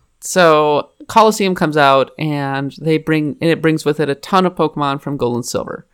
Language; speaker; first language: English; native; English